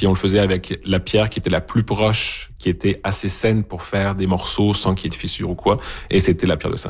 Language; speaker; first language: French; native; French